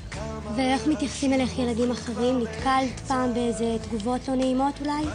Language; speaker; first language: Hebrew; native; Hebrew